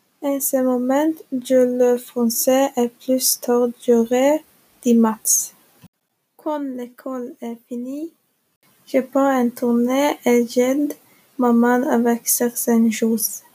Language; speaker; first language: French; non-native, learner; Norwegian